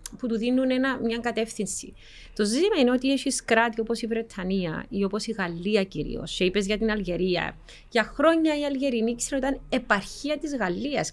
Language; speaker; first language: Greek; native; Greek